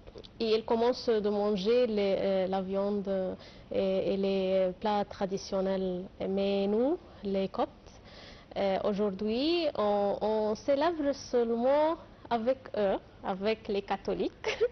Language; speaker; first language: French; non-native, fluent; Arabic